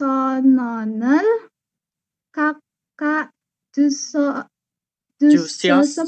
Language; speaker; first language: Korean; non-native, learner; Indonesian